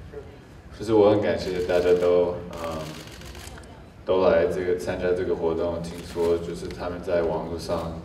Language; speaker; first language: Chinese; early bilingual, heritage; English